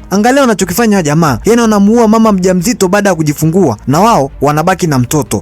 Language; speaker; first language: Swahili; native; Swahili